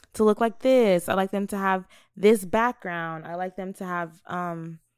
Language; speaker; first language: English; native; English